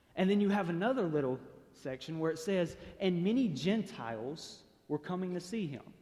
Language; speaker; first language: English; native; English